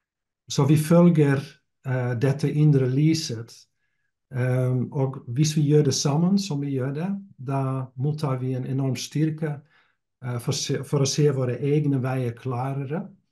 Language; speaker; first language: Norwegian; non-native, fluent; Dutch